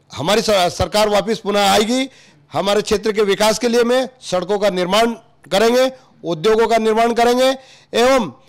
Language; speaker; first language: Hindi; native; Hindi